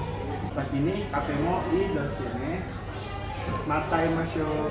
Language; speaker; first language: Japanese; non-native, learner; Indonesian